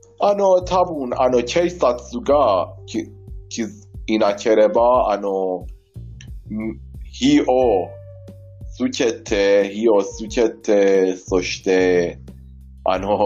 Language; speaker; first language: Japanese; non-native, learner; Persian